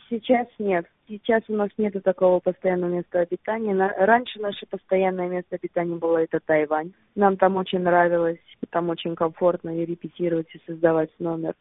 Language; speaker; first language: Russian; native; Russian